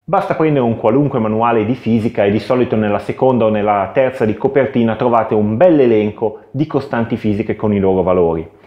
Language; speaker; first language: Italian; native; Italian